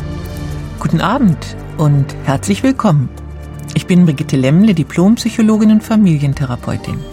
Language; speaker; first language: German; native; German